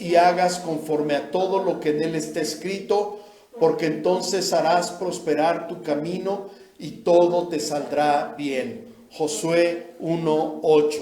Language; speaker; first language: Spanish; native; Spanish